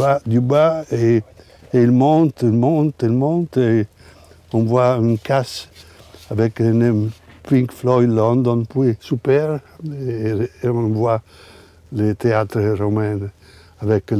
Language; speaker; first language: French; non-native, fluent; Italian